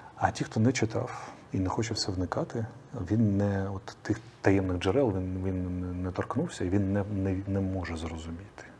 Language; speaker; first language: Ukrainian; non-native, local second language; Russian